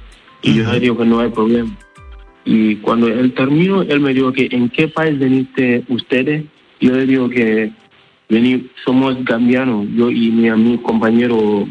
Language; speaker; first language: Spanish; non-native, learner; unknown